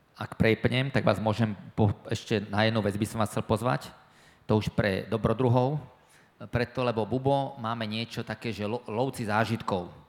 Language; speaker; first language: Slovak; native; Slovak